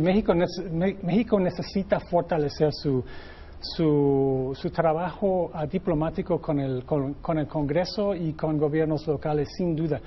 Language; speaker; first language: Spanish; non-native, fluent; English